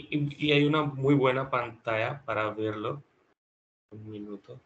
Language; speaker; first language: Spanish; non-native, fluent; Hindi